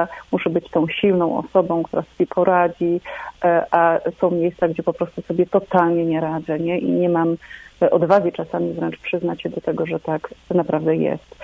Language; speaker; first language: Polish; native; Polish